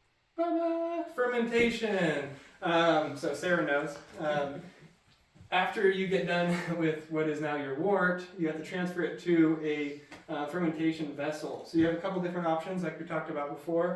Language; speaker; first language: English; native; English